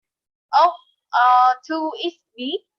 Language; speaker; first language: English; non-native, learner; Vietnamese